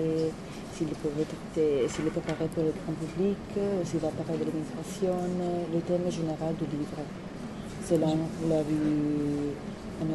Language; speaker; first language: French; non-native, learner; Italian